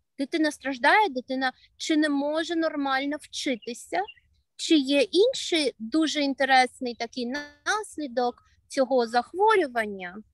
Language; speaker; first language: Ukrainian; non-native, local second language; Russian